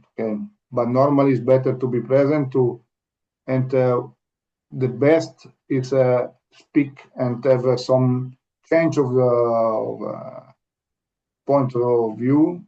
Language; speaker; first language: English; non-native, learner; Italian